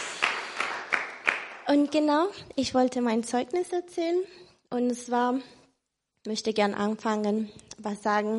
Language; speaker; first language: German; non-native, fluent; Spanish